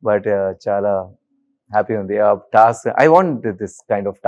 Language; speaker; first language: Telugu; non-native, learner; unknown